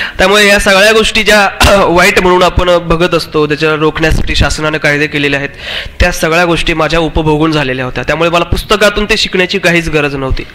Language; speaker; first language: Marathi; non-native, local second language; Urdu